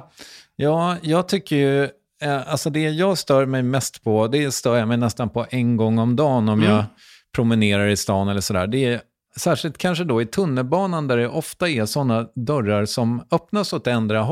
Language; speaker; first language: Swedish; native; Swedish